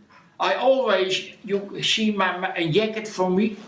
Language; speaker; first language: English; non-native, learner; Dutch